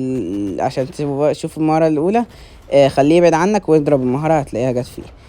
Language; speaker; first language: Arabic; native; Arabic